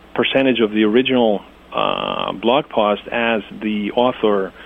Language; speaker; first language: English; non-native, fluent; Greek